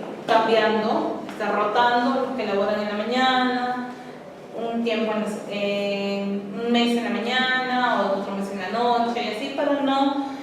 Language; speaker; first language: Spanish; native; Spanish